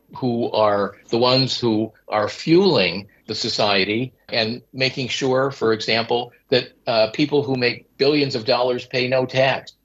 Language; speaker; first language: English; native; English